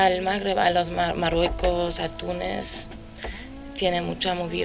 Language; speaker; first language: Spanish; non-native, fluent; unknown